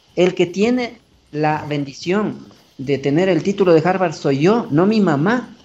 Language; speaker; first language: Spanish; native; Spanish